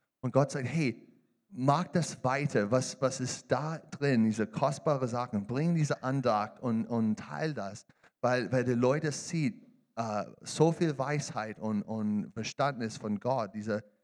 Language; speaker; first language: German; non-native, learner; English